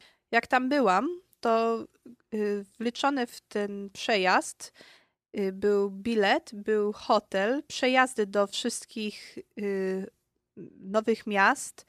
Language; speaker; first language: Polish; early bilingual, heritage; Polish